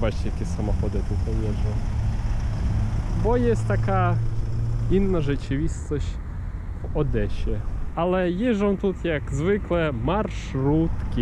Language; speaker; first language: Polish; non-native, learner; Ukrainian